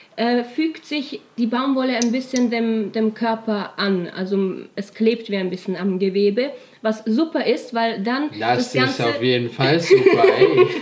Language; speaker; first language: German; native; German